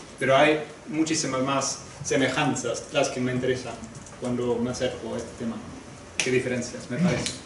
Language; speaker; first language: Spanish; non-native, fluent; Swedish